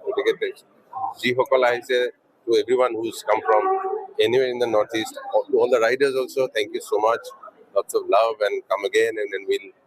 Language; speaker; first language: English; non-native, local second language; Assamese